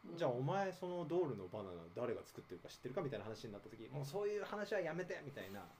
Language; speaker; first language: Japanese; native; Japanese